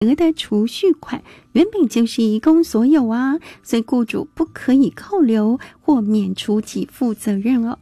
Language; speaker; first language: Chinese; native; Chinese